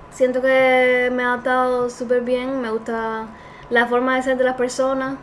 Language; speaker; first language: Spanish; native; Spanish